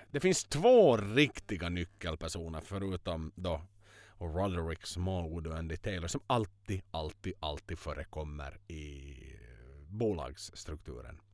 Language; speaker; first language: Swedish; native; Swedish